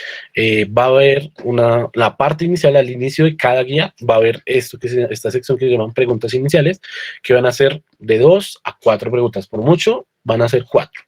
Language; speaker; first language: Spanish; native; Spanish